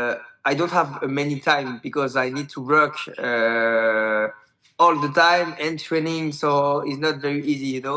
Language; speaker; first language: English; non-native, learner; French